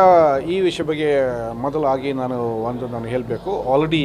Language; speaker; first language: Kannada; non-native, fluent; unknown